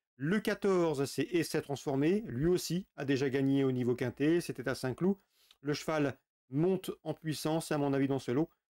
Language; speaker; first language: French; native; French